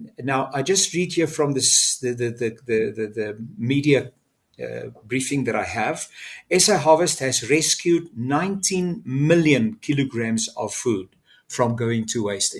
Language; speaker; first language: English; non-native, local second language; Afrikaans